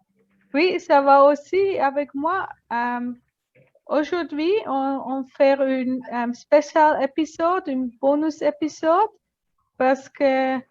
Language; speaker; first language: French; non-native, learner; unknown